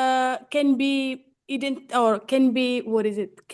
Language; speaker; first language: English; non-native, fluent; Indonesian